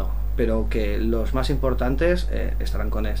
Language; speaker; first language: Spanish; native; Spanish